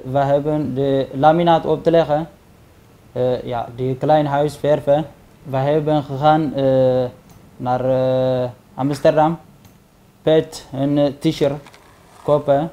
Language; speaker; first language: Dutch; non-native, learner; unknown